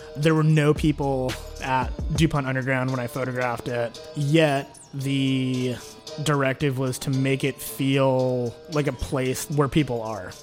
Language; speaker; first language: English; native; English